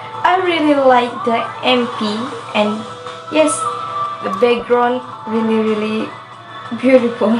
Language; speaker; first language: English; non-native, learner; Indonesian